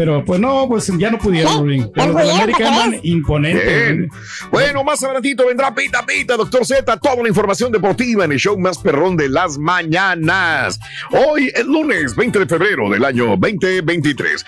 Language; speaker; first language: Spanish; native; Spanish